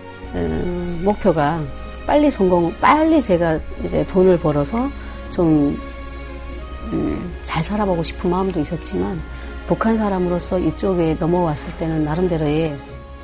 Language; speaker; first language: Korean; native; Korean